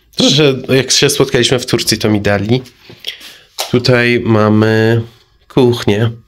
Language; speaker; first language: Polish; non-native, fluent; Persian